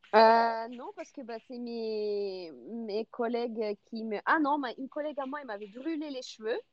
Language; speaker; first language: French; non-native, fluent; Russian